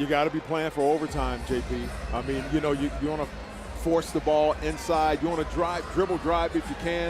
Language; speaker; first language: English; native; English